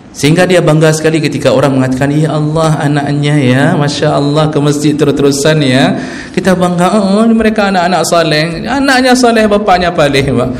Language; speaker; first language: Malay; non-native, local second language; Achinese